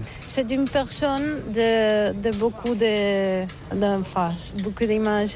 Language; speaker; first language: French; non-native, fluent; Catalan